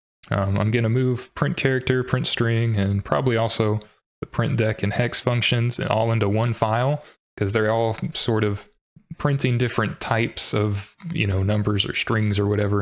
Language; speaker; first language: English; native; English